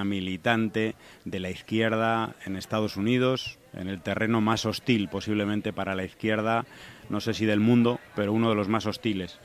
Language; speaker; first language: Spanish; native; Spanish